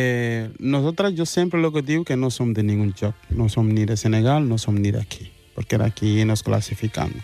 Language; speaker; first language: Catalan; early bilingual, other home language; Wolof